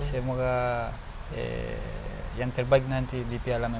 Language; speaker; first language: Indonesian; non-native, learner; Spanish